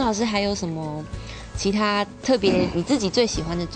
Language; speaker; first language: Chinese; native; Chinese